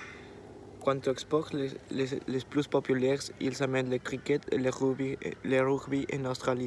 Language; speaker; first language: French; non-native, learner; Spanish